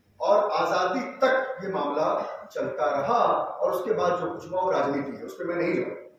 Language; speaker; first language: Hindi; native; Hindi